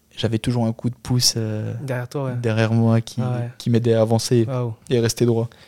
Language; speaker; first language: French; non-native, fluent; Albanian